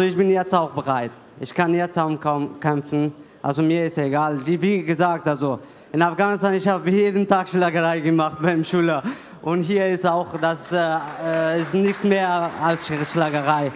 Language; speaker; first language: German; non-native, learner; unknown